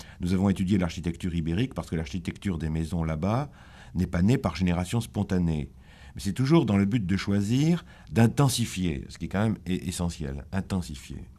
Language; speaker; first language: French; native; French